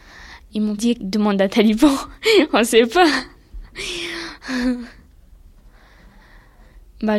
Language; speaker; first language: French; early bilingual, other home language; Pashto